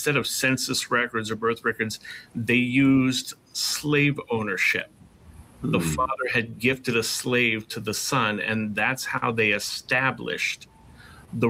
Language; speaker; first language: English; native; English